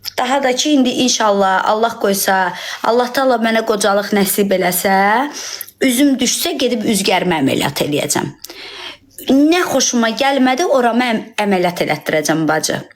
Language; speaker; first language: Azerbaijani; native; Azerbaijani